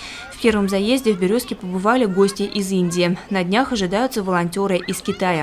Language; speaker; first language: Russian; native; Russian